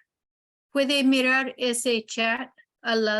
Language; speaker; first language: Spanish; non-native, learner; English